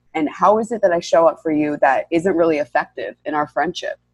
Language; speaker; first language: English; native; English